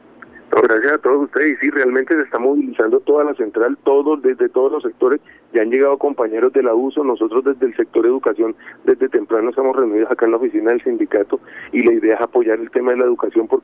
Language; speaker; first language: Spanish; native; Spanish